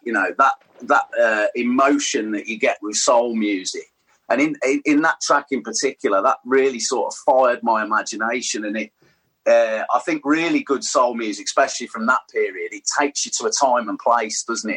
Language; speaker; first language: English; native; English